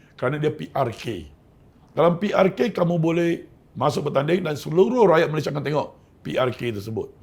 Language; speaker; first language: Malay; non-native, local second language; Chinese